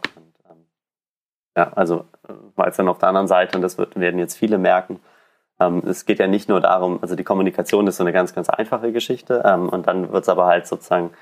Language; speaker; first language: German; native; German